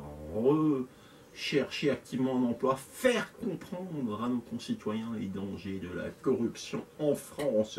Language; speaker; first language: French; native; French